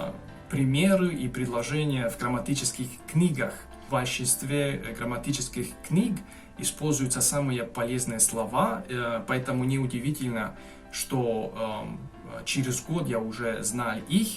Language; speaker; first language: Russian; non-native, fluent; Hungarian